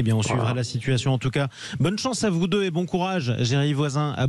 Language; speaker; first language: French; native; French